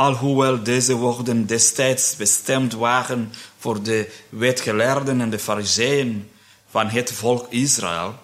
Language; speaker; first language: Dutch; non-native, fluent; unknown